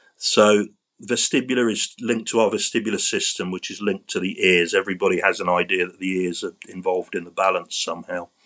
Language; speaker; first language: English; native; English